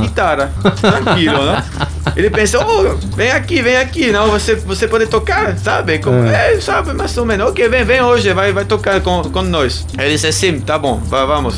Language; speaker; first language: Portuguese; non-native, learner; German